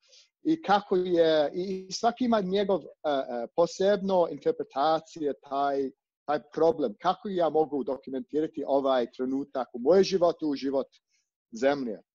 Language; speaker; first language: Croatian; non-native, learner; English